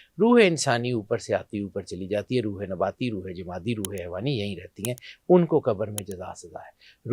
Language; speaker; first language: Urdu; non-native, local second language; Punjabi